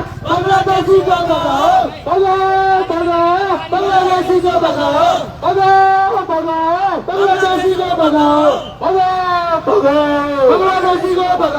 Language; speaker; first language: Hindi; non-native, local second language; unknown